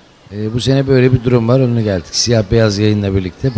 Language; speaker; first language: Turkish; native; Turkish